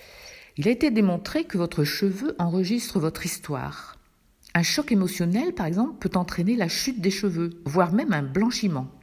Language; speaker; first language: French; native; French